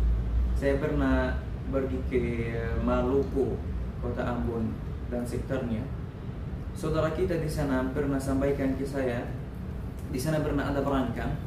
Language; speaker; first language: Indonesian; non-native, learner; Arabic